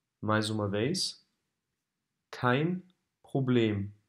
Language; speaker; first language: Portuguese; non-native, fluent; German